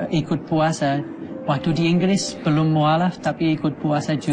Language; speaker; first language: Indonesian; non-native, fluent; English